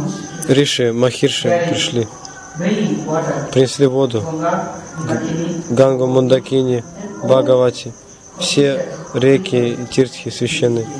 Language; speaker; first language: Russian; non-native, fluent; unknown